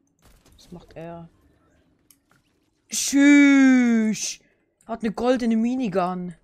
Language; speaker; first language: German; native; German